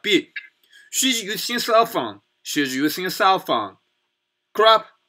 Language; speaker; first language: English; non-native, fluent; Korean